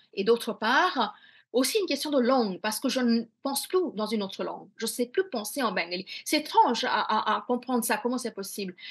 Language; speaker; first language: French; non-native, fluent; Bangla